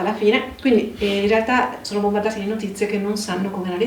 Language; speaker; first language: Italian; native; Italian